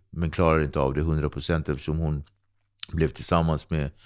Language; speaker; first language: Swedish; early bilingual, other home language; Kabuverdianu